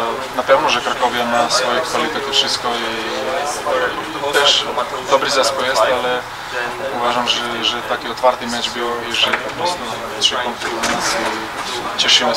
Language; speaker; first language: Polish; non-native, fluent; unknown